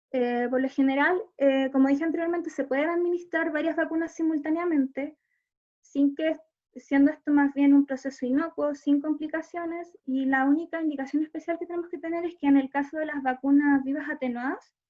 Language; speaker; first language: Spanish; native; Spanish